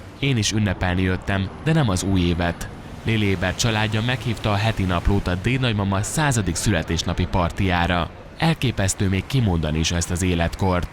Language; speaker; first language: Hungarian; native; Hungarian